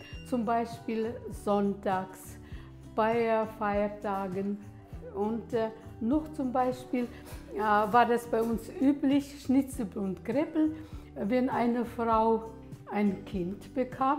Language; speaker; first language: German; early bilingual, heritage; German